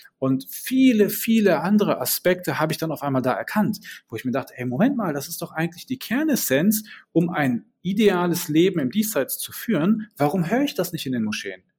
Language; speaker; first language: German; early bilingual, other home language; Bosnian